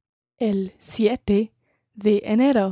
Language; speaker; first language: Spanish; non-native, learner; English